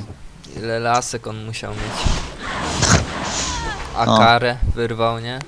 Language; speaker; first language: Polish; native; Polish